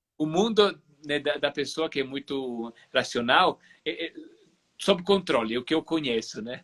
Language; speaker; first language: Portuguese; non-native, fluent; Italian